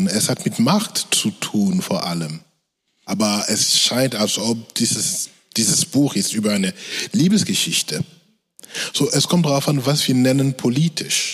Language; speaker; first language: German; non-native, fluent; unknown